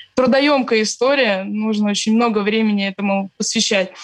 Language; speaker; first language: Russian; native; Russian